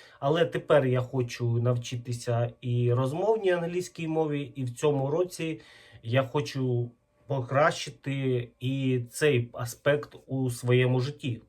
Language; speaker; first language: Ukrainian; non-native, local second language; Russian